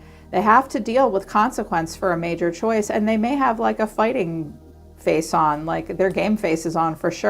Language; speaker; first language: English; native; English